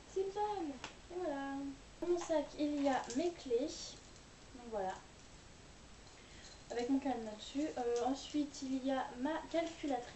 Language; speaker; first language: French; native; French